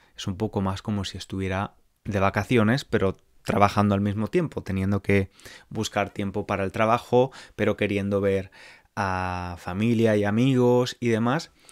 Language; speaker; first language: Spanish; native; Spanish